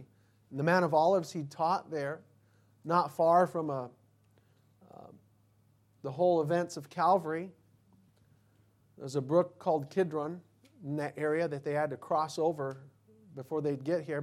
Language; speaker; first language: English; native; English